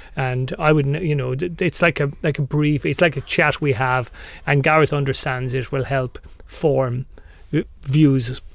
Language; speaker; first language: English; native; English